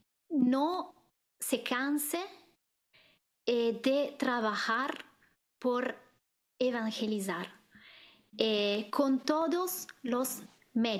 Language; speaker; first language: Spanish; non-native, fluent; Italian